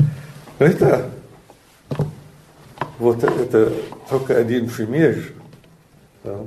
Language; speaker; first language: Russian; non-native, learner; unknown